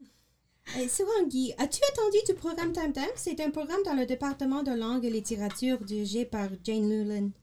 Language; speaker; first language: French; non-native, learner; English